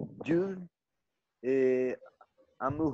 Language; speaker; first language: French; non-native, learner; Portuguese